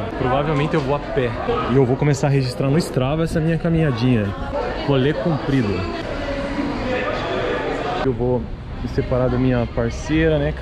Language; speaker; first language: Portuguese; native; Portuguese